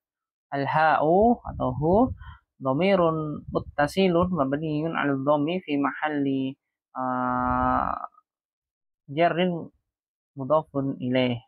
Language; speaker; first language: Arabic; non-native, fluent; Indonesian